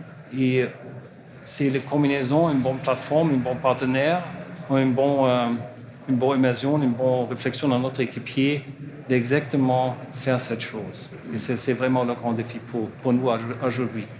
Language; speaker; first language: French; non-native, learner; German